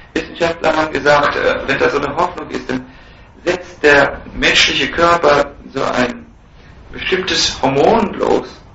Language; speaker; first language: German; native; German